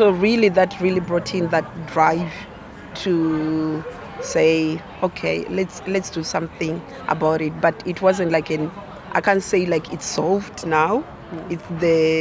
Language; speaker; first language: English; non-native, local second language; Shona